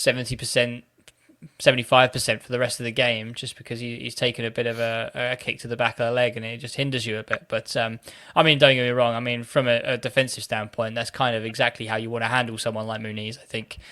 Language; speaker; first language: English; native; English